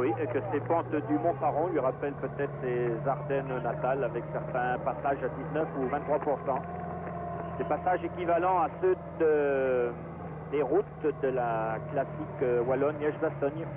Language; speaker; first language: French; native; French